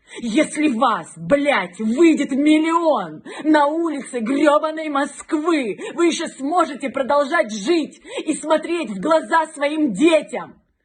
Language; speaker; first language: Russian; native; Russian